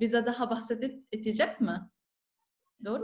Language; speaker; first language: Turkish; non-native, learner; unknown